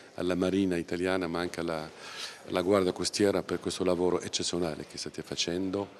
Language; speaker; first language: Italian; non-native, fluent; Arabic